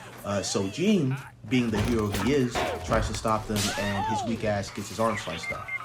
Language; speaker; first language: English; native; English